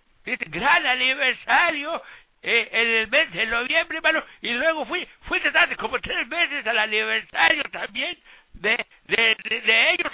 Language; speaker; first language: Spanish; native; Spanish